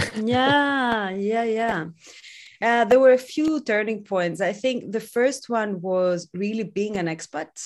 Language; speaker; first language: English; non-native, fluent; Greek